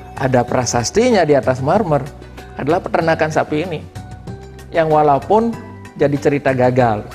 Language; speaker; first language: Indonesian; non-native, local second language; Balinese